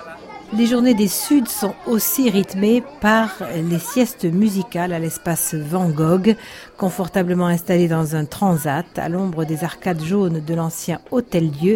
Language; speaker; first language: French; native; French